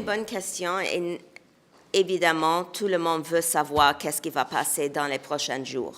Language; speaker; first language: French; non-native, local second language; English